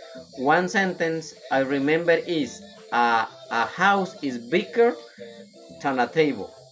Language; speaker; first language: English; non-native, learner; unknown